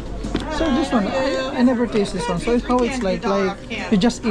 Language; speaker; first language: English; non-native, local second language; Filipino